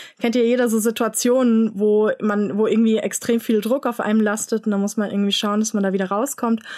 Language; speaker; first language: German; native; German